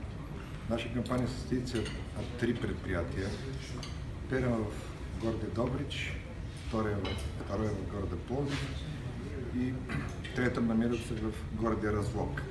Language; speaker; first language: Russian; non-native, learner; Bulgarian